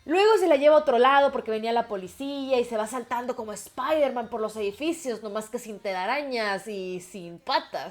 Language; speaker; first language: Spanish; native; Spanish